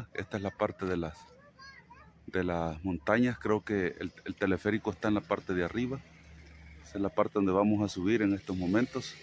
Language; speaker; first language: Spanish; native; Spanish